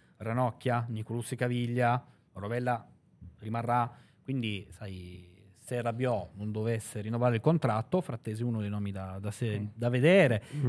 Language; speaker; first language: Italian; native; Italian